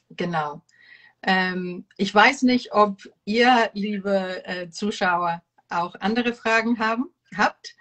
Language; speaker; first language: German; non-native, fluent; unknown